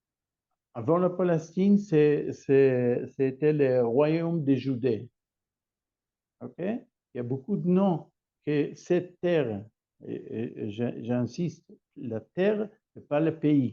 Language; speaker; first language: French; non-native, learner; Hebrew